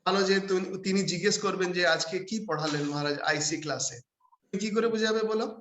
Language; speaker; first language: Bangla; non-native, local second language; Hindi